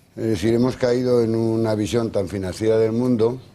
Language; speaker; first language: Spanish; non-native, local second language; Galician